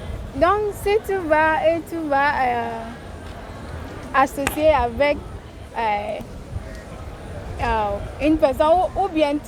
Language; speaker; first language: French; non-native, learner; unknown